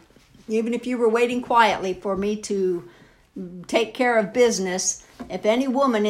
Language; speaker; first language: English; native; English